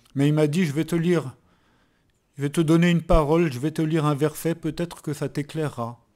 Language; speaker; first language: French; native; French